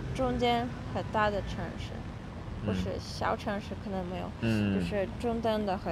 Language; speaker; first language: Chinese; non-native, fluent; Russian